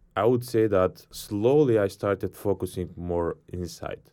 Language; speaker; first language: English; non-native, fluent; Bulgarian